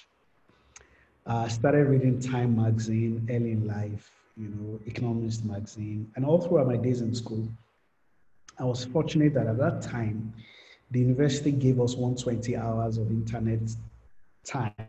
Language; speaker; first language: English; non-native, local second language; Yoruba